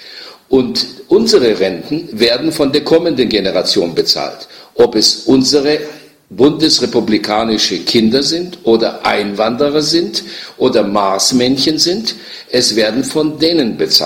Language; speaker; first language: German; native; German